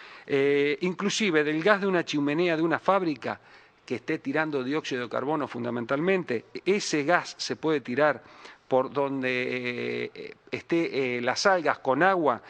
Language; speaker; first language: Spanish; native; Spanish